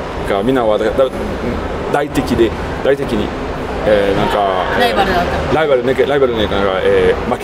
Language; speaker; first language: Japanese; non-native, fluent; French